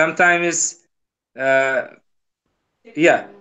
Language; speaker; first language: English; non-native, learner; Kurdish